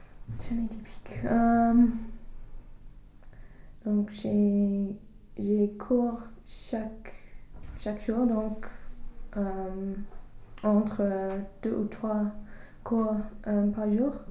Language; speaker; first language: French; non-native, learner; English